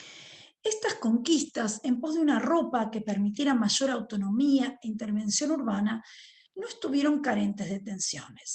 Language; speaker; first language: Spanish; native; Spanish